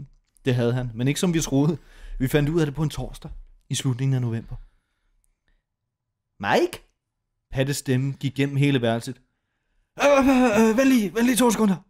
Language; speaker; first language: Danish; native; Danish